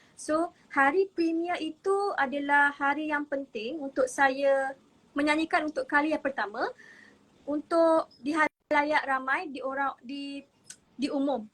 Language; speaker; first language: Malay; native; Malay